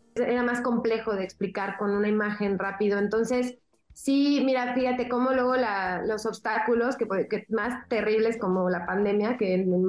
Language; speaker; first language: Spanish; native; Spanish